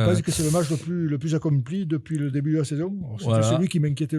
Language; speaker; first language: French; native; French